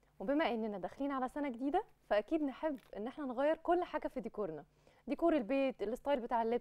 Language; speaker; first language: Arabic; native; Arabic